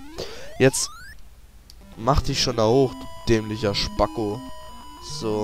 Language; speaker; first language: German; native; German